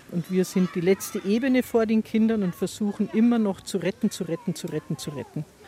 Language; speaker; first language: German; native; German